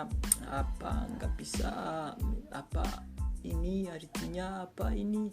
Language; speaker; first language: Indonesian; non-native, fluent; Kinyarwanda